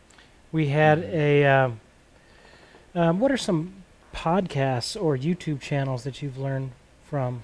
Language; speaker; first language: English; native; English